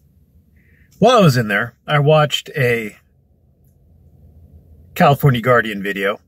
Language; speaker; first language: English; native; English